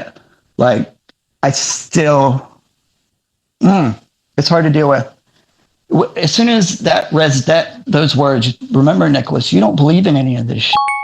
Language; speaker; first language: English; native; English